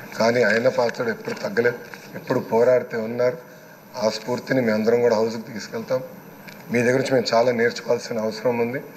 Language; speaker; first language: Telugu; native; Telugu